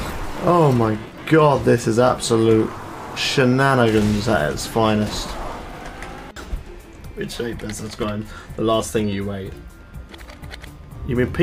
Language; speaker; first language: English; native; English